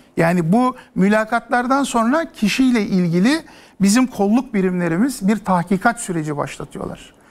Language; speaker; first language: Turkish; native; Turkish